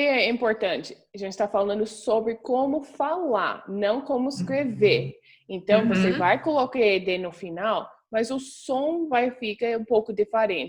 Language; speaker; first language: Portuguese; non-native, fluent; English